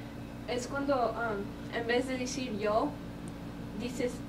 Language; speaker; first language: Spanish; early bilingual, other home language; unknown